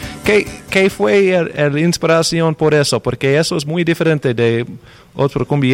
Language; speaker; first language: Spanish; non-native, learner; English